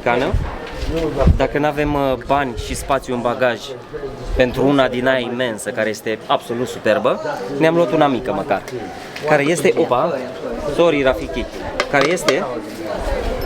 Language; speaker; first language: Romanian; native; Romanian